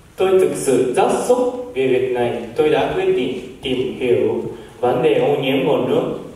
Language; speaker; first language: Vietnamese; non-native, learner; Japanese